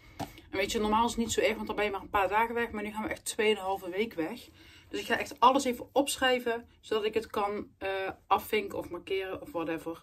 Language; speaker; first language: Dutch; native; Dutch